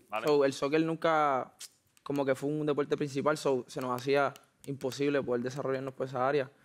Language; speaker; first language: Spanish; native; Spanish